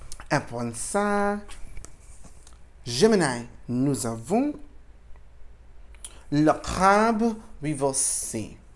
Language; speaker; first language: French; non-native, learner; English